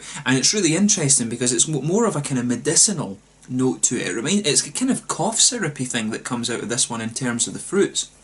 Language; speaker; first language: English; native; English